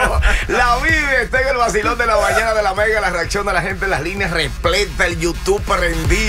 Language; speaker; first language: Spanish; native; Spanish